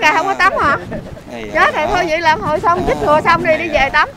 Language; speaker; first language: Vietnamese; native; Vietnamese